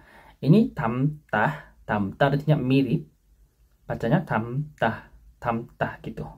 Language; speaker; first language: Indonesian; non-native, fluent; Korean